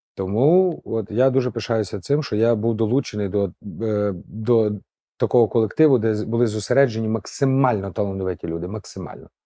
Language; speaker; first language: Ukrainian; native; Ukrainian